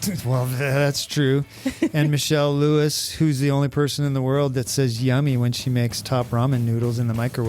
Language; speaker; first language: English; native; English